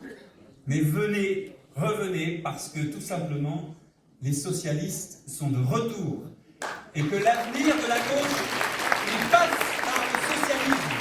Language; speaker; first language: French; native; French